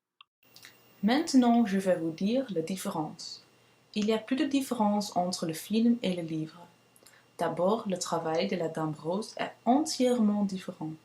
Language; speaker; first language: French; non-native, learner; Dutch